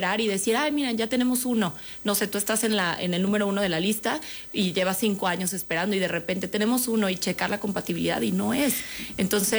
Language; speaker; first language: Spanish; native; Spanish